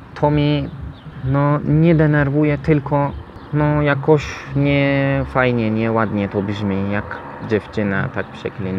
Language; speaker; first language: Polish; non-native, learner; Turkish